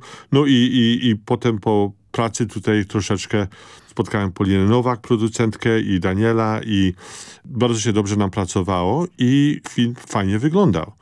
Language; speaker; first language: Polish; early bilingual, heritage; Polish